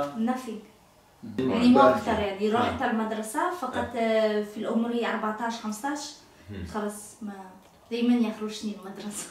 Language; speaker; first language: Arabic; non-native, learner; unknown